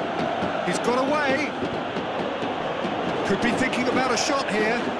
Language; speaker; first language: English; native; English